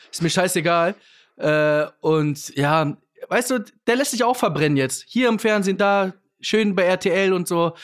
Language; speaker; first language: German; native; German